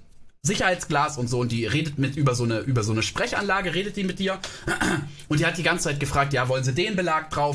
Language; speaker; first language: German; native; German